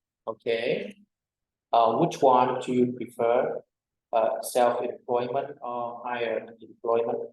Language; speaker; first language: English; non-native, fluent; Vietnamese